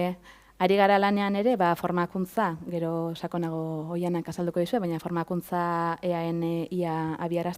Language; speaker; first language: Basque; native; Basque